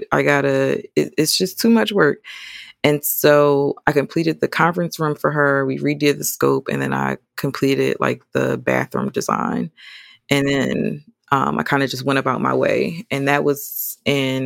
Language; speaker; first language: English; native; English